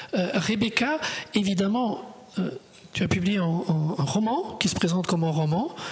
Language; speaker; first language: French; non-native, fluent; Italian